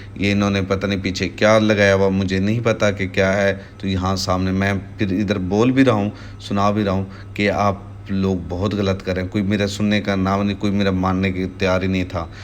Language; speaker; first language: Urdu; non-native, local second language; Saraiki